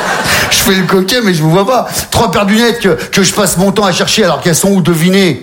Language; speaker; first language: French; native; French